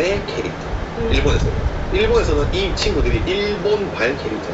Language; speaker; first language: Korean; native; Korean